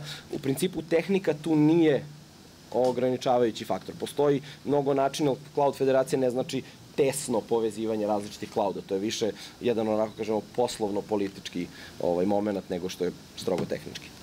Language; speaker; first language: Serbian; native; Serbian